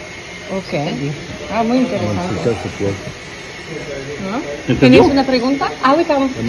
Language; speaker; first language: Spanish; non-native, learner; French